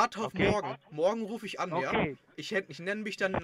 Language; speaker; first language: German; native; German